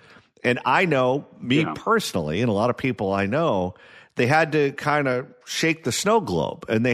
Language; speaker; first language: English; native; English